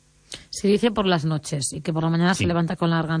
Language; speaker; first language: Spanish; native; Spanish